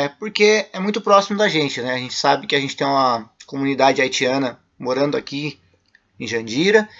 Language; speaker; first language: Portuguese; native; Portuguese